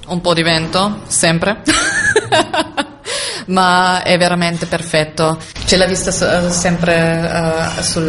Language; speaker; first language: Italian; non-native, learner; German